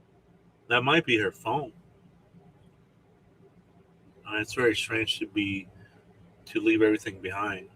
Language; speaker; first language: English; native; English